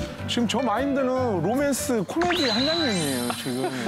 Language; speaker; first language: Korean; native; Korean